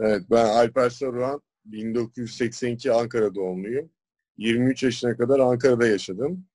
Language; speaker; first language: Turkish; native; Turkish